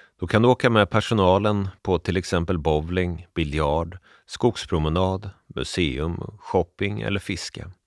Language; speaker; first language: Swedish; native; Swedish